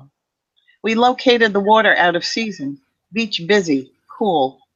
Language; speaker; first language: English; native; English